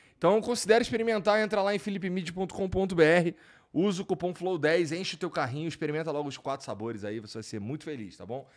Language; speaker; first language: Portuguese; native; Portuguese